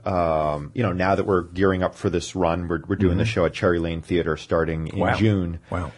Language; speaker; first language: English; native; English